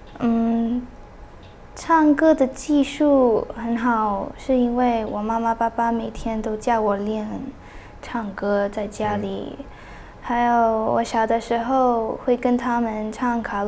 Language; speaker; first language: Chinese; early bilingual, heritage; Chinese